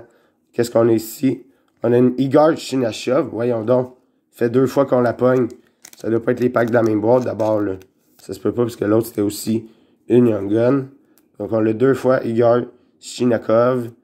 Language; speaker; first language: French; native; French